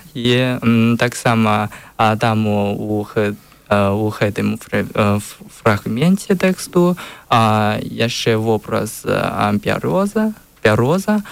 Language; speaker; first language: Belarusian; non-native, learner; Chinese